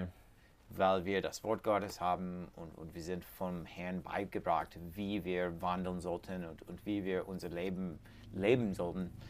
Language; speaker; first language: German; non-native, learner; English